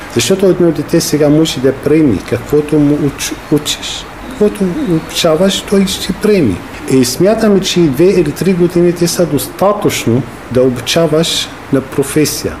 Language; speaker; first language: Bulgarian; non-native, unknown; Arabic